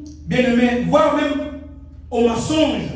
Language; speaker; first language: French; non-native, local second language; Lingala